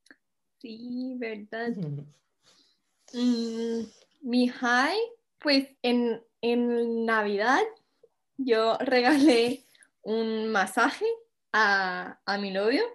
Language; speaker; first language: Spanish; non-native, fluent; English